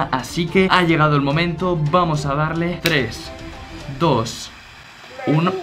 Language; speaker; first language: Spanish; native; Spanish